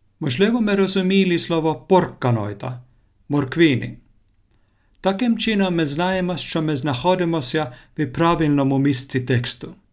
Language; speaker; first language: Ukrainian; non-native, learner; Finnish